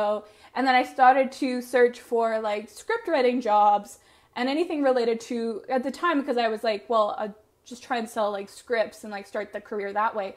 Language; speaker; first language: English; native; English